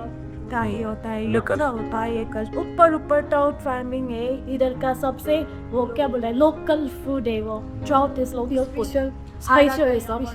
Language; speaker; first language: Hindi; non-native, local second language; Nepali